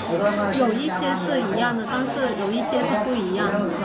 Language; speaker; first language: Chinese; non-native, local second language; Cantonese